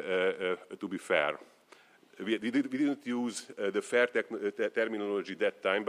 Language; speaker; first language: English; non-native, fluent; Hungarian